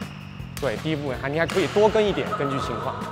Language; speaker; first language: Chinese; native; Chinese